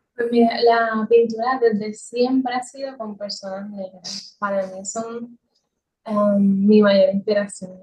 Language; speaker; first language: Spanish; native; Spanish